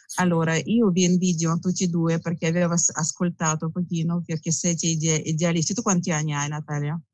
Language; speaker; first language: Italian; non-native, fluent; Russian